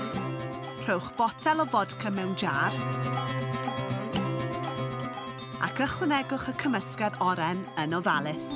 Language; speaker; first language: Welsh; native; Welsh